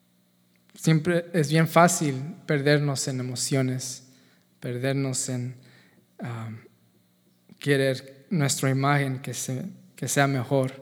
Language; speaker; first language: Spanish; native; Spanish